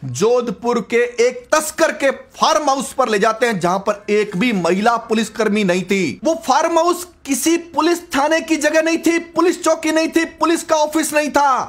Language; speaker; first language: Hindi; native; Hindi